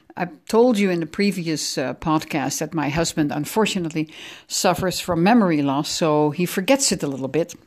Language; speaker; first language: English; non-native, fluent; Dutch